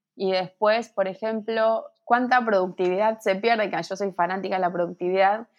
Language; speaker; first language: Spanish; native; Spanish